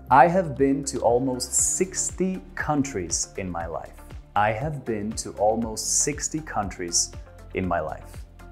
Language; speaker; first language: English; native; English